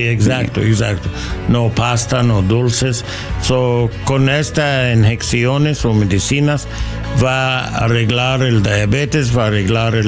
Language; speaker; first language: Spanish; non-native, learner; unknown